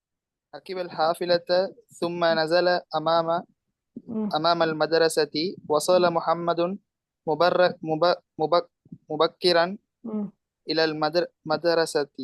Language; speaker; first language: Arabic; non-native, learner; Tamil